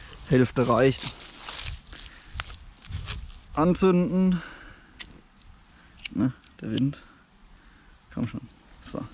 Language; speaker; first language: German; native; German